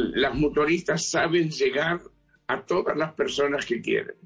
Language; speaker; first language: Spanish; native; Spanish